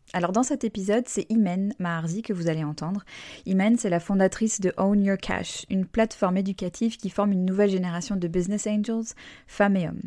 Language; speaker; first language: French; early bilingual, heritage; French